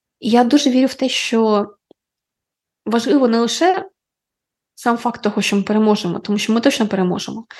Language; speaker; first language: Ukrainian; non-native, local second language; Russian